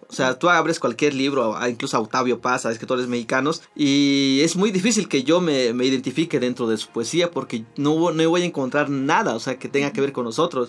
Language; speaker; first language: Spanish; non-native, local second language; Nahuatl languages